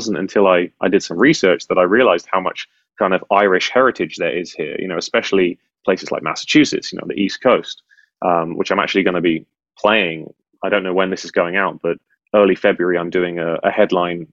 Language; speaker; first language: English; native; English